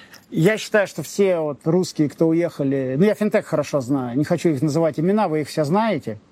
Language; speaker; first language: Russian; native; Russian